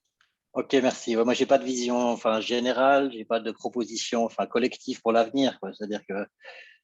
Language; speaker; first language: French; native; French